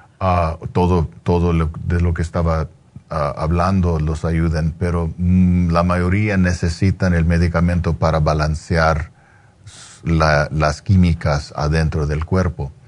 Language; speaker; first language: Spanish; early bilingual, heritage; Spanish